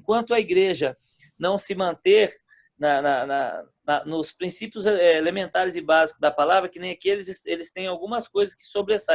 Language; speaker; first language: Portuguese; native; Portuguese